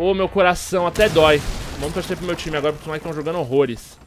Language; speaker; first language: Portuguese; native; Portuguese